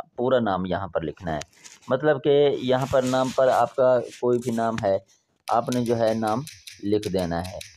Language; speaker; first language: Urdu; non-native, local second language; Punjabi